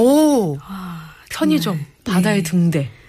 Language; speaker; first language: Korean; native; Korean